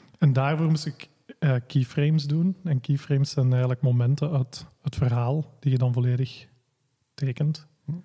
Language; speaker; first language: Dutch; native; Dutch